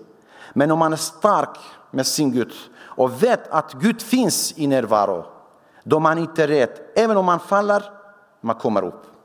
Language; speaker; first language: Swedish; non-native, fluent; Syriac